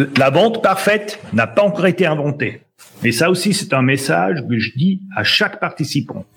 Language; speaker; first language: French; native; French